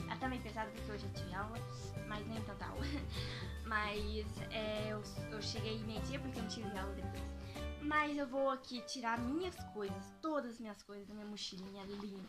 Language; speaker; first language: Portuguese; early bilingual, heritage; Portuguese